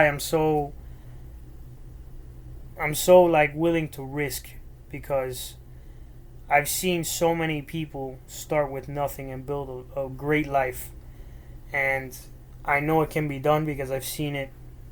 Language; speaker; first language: English; early bilingual, other home language; Spanish